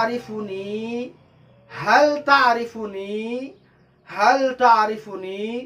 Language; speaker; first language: Arabic; non-native, fluent; Urdu